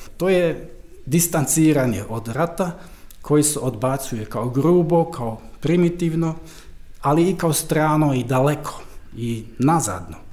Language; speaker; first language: Croatian; non-native, fluent; Dutch